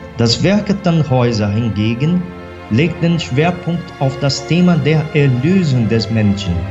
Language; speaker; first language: German; non-native, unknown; Portuguese